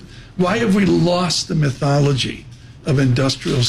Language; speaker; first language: English; native; English